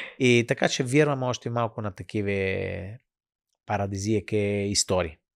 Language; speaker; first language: Bulgarian; non-native, fluent; Italian